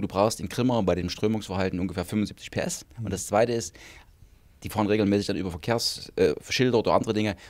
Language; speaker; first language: German; native; German